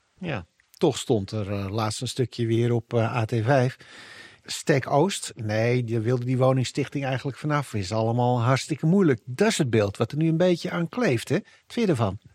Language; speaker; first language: Dutch; native; Dutch